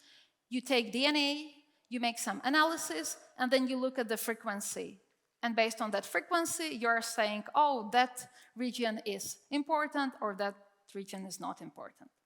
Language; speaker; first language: English; non-native, fluent; Czech